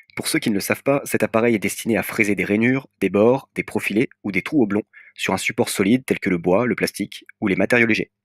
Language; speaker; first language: French; native; French